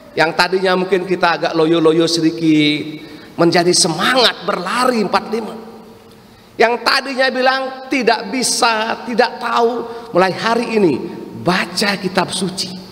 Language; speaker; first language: Indonesian; non-native, local second language; Balinese